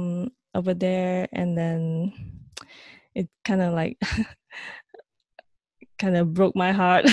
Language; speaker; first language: English; non-native, local second language; Chinese